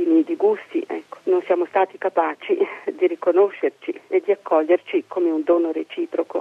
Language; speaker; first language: Italian; native; Italian